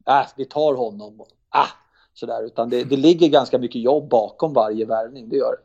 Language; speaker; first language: Swedish; native; Swedish